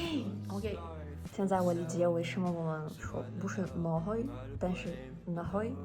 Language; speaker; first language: Chinese; non-native, fluent; Russian